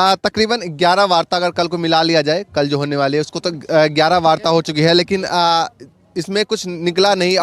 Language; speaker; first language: Hindi; native; Hindi